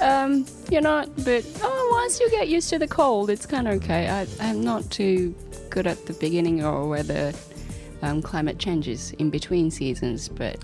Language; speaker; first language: English; non-native, fluent; Japanese